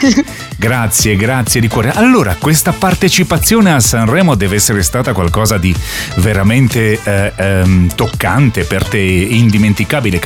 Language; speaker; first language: Italian; native; Italian